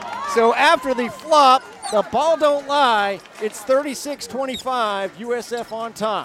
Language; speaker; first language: English; native; English